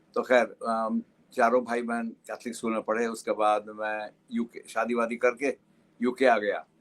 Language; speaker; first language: Hindi; native; Hindi